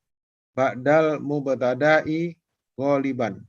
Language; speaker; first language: Arabic; non-native, learner; Indonesian